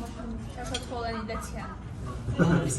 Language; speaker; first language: Chinese; non-native, learner; Armenian